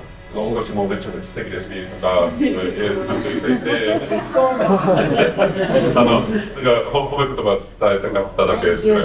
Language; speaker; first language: Japanese; non-native, fluent; English